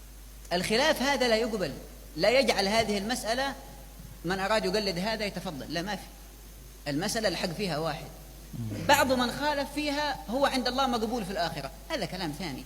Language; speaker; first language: Arabic; native; Arabic